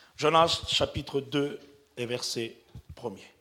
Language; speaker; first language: French; native; French